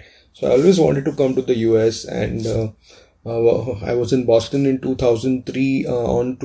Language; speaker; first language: English; non-native, local second language; Marathi